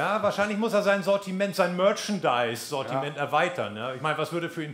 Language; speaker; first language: German; native; German